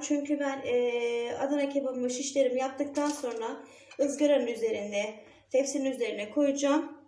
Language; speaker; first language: Turkish; native; Turkish